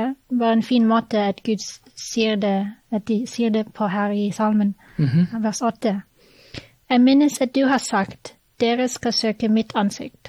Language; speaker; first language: Norwegian; non-native, fluent; English